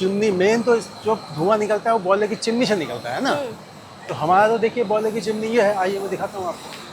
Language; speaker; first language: Hindi; native; Hindi